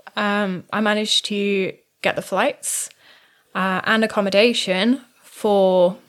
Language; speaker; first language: English; native; English